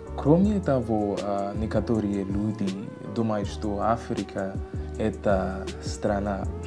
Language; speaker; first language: Russian; non-native, learner; English